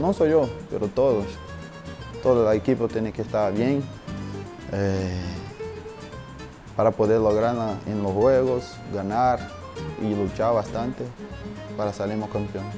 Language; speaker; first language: Spanish; non-native, learner; Portuguese